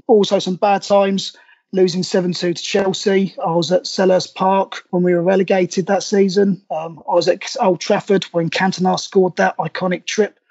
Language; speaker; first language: English; native; English